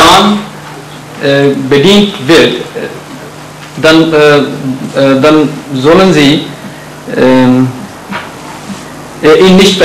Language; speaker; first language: German; non-native, fluent; Urdu